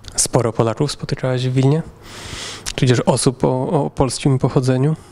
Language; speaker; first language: Polish; native; Polish